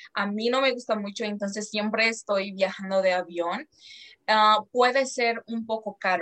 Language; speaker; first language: Spanish; non-native, fluent; Portuguese